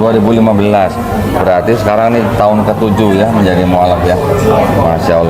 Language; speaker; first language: Indonesian; native; Indonesian